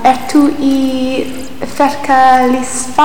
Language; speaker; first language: Icelandic; non-native, learner; English